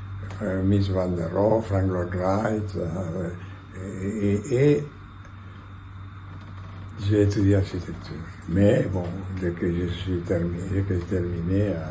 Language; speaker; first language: French; non-native, fluent; Catalan